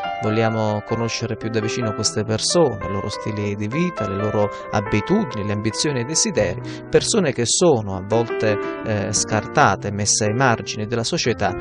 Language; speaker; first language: Italian; native; Italian